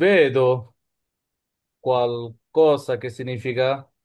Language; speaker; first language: Italian; non-native, fluent; Bangla